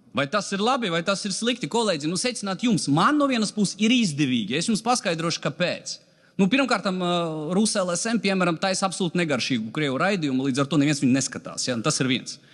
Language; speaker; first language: Latvian; non-native, local second language; Russian